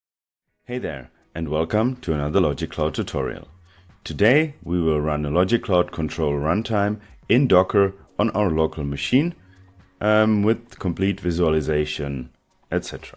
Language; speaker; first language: English; non-native, fluent; German